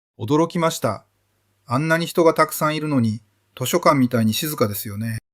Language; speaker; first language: Japanese; non-native, fluent; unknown